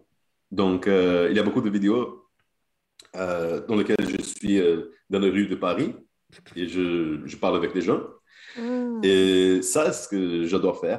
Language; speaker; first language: French; non-native, fluent; Portuguese